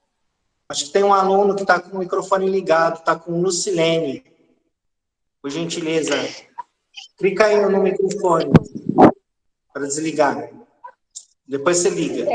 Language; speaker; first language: Portuguese; native; Portuguese